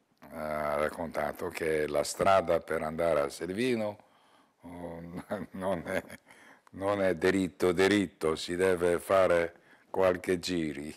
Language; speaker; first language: Italian; non-native, learner; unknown